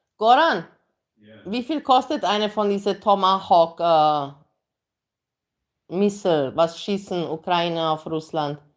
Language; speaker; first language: German; non-native, learner; English